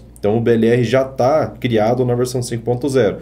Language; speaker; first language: Portuguese; native; Portuguese